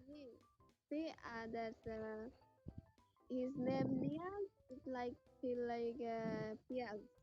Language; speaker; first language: English; non-native, learner; Bangla